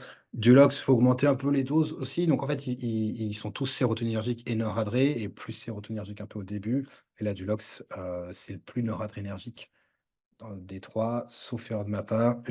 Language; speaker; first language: French; native; French